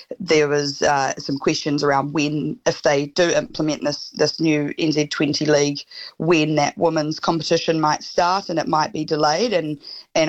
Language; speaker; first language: English; native; English